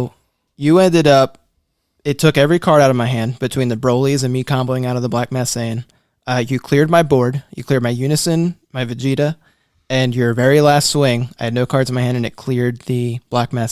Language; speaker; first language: English; native; English